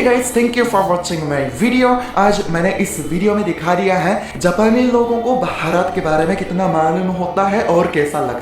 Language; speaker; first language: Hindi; non-native, fluent; Japanese